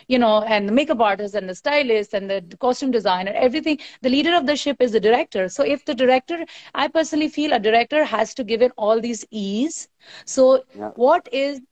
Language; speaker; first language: English; non-native, local second language; Hindi